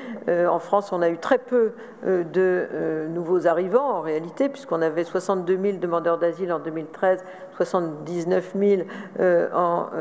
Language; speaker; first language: French; native; French